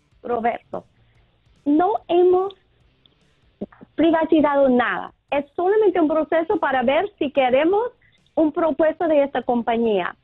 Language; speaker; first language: Spanish; non-native, fluent; English